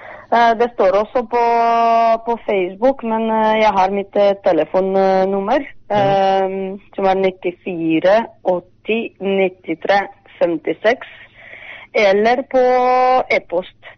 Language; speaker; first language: Norwegian; non-native, fluent; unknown